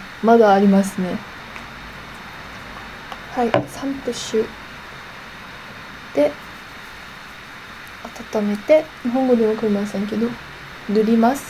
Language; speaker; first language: Japanese; non-native, learner; French